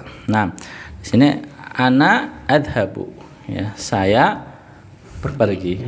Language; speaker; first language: Indonesian; native; Indonesian